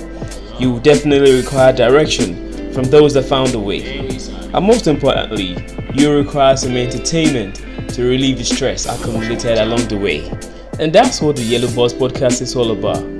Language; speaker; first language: English; non-native, local second language; Yoruba